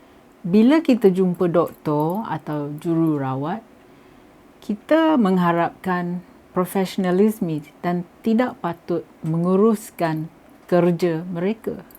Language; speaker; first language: Malay; native; Malay